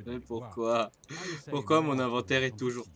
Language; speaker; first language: French; native; French